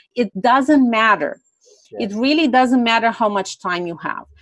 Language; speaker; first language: English; non-native, fluent; Romanian